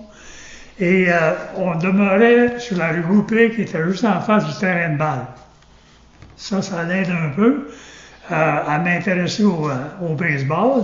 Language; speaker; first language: French; native; French